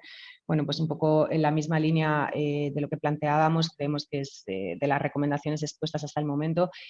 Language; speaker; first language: Spanish; native; Spanish